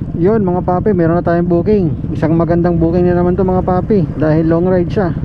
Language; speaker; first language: Filipino; native; Filipino